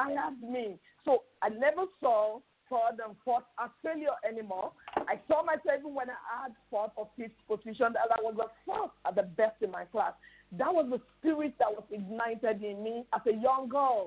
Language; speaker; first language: English; non-native, local second language; Yoruba